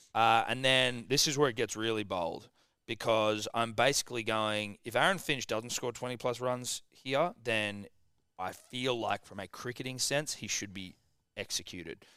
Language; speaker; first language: English; native; English